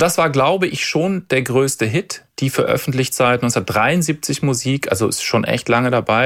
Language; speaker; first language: German; native; German